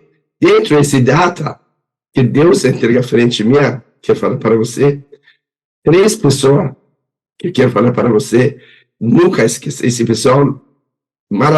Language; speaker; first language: Portuguese; non-native, learner; Persian